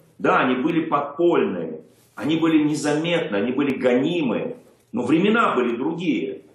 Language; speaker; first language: Russian; native; Russian